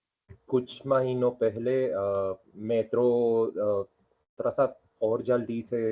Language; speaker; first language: Hindi; non-native, fluent; Spanish